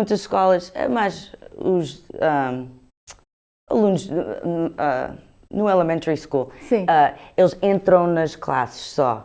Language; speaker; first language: Portuguese; early bilingual, heritage; Portuguese